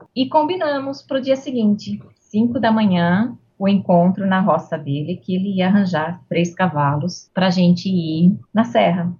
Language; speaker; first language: Portuguese; native; Portuguese